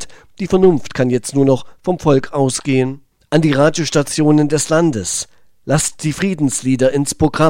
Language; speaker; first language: German; native; German